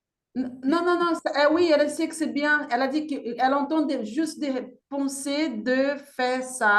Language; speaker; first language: French; non-native, fluent; Portuguese